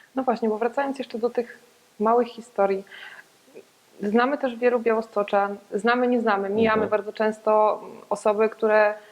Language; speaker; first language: Polish; native; Polish